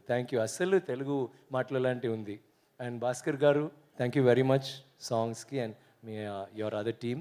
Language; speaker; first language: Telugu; non-native, learner; Tamil